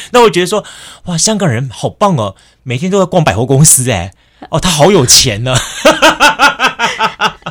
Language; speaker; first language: Chinese; native; Chinese